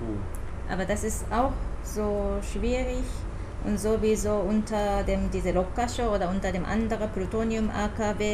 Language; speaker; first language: German; non-native, fluent; Japanese